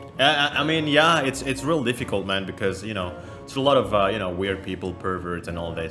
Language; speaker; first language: English; non-native, fluent; Indonesian